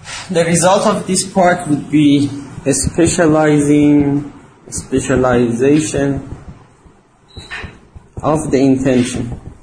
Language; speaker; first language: English; non-native, fluent; Persian